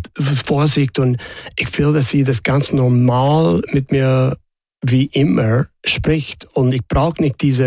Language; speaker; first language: German; non-native, fluent; English